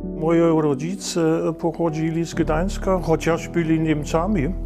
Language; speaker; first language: Polish; non-native, fluent; German